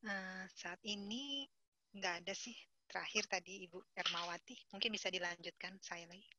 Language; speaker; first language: Indonesian; native; Indonesian